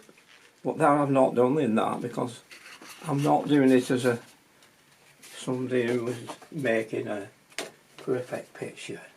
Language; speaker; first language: English; native; English